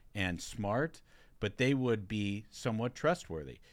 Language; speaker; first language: English; native; English